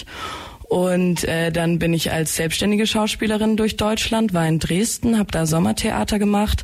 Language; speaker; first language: German; native; German